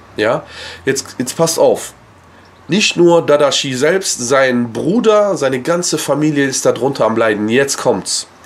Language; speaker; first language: German; early bilingual, other home language; Persian